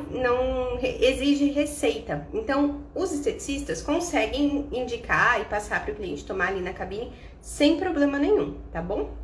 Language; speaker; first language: Portuguese; native; Portuguese